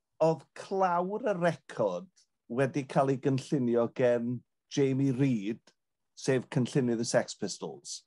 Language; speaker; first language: Welsh; native; Welsh